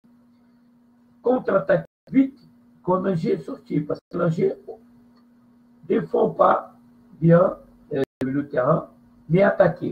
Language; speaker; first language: French; non-native, fluent; Portuguese